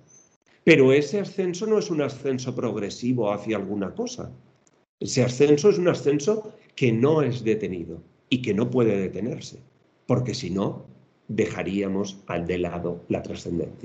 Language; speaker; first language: Spanish; native; Spanish